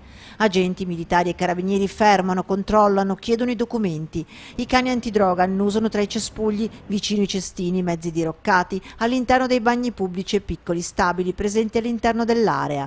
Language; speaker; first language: Italian; native; Italian